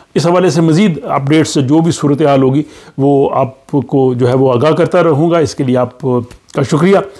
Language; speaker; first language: Urdu; native; Urdu